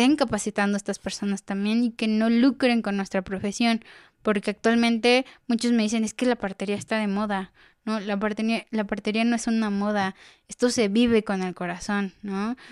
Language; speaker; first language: Spanish; native; Spanish